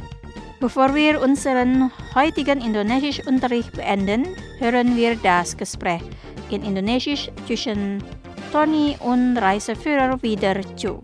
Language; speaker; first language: German; non-native, fluent; Indonesian